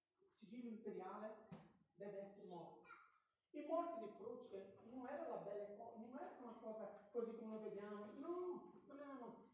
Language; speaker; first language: Italian; non-native, fluent; Portuguese